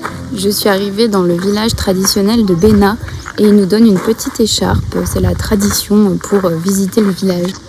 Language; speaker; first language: French; native; French